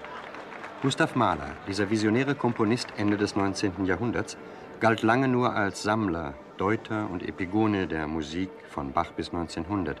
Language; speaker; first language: German; native; German